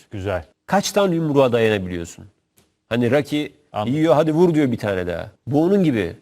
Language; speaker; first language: Turkish; native; Turkish